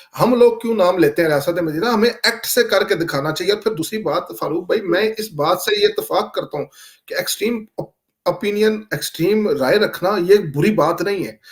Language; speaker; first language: Urdu; non-native, local second language; Punjabi